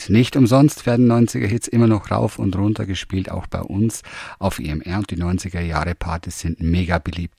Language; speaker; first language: German; native; German